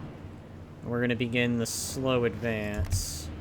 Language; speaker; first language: English; native; English